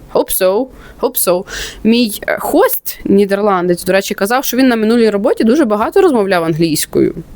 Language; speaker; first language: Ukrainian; non-native, local second language; Russian